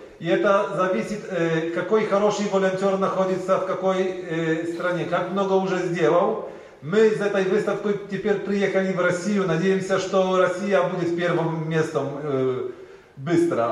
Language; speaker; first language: Russian; non-native, learner; Polish